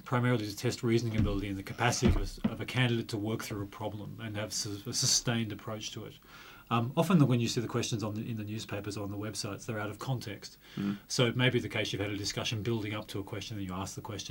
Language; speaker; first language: English; native; English